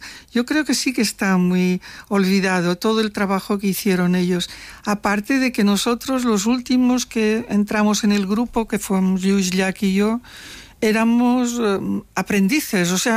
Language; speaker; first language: Spanish; non-native, local second language; Catalan